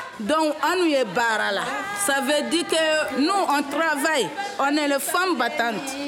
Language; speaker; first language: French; non-native, local second language; Bambara